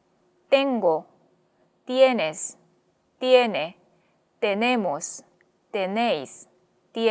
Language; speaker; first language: Spanish; non-native, fluent; Korean